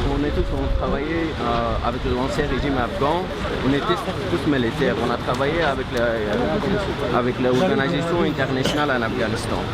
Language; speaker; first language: French; non-native, learner; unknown